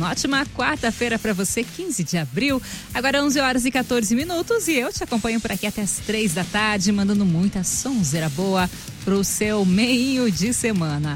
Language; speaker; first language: Portuguese; native; Portuguese